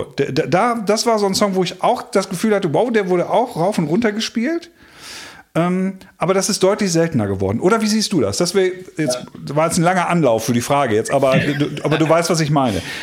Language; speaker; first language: German; native; German